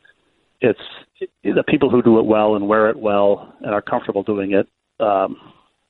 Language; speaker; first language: English; native; English